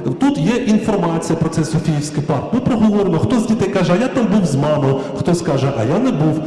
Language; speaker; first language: Ukrainian; native; Ukrainian